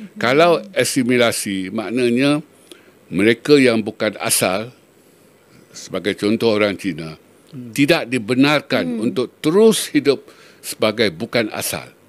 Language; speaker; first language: Malay; native; Malay